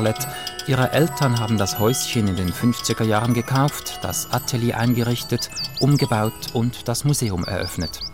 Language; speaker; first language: German; native; German